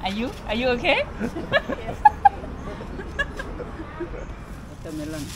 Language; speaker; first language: Thai; native; Thai